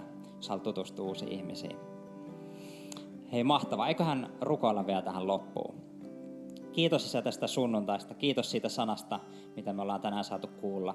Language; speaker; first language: Finnish; native; Finnish